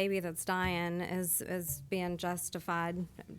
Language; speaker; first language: English; native; English